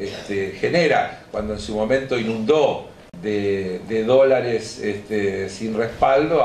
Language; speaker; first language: Spanish; native; Spanish